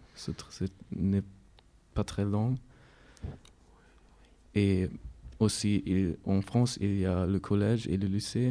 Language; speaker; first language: French; non-native, learner; German